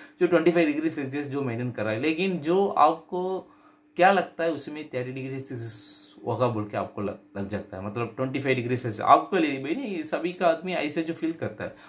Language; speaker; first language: Hindi; non-native, local second language; Tamil